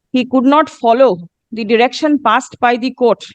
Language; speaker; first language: English; non-native, local second language; Bangla